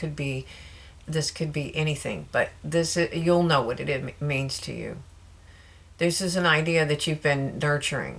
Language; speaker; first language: English; native; English